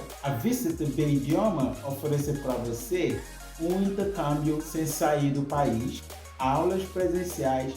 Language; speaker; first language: Portuguese; non-native, fluent; English